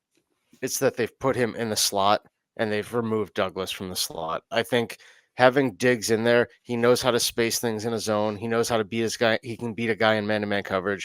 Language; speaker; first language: English; native; English